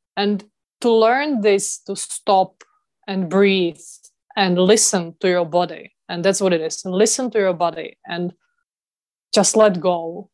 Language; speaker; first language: English; non-native, fluent; Czech